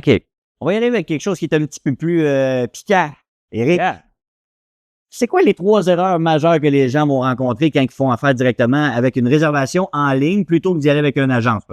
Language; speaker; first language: French; native; French